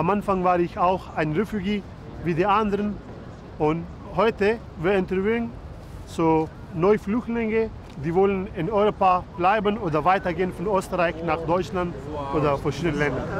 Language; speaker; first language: German; non-native, learner; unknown